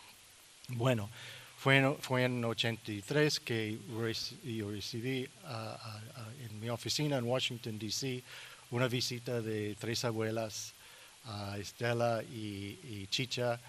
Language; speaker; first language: Spanish; non-native, learner; English